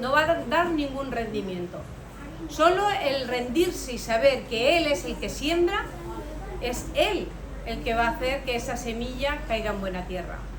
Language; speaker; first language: Spanish; native; Spanish